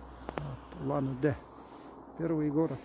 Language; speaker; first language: Russian; non-native, local second language; Yakut